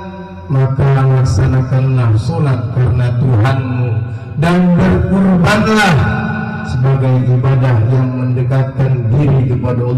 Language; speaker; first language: Indonesian; native; Indonesian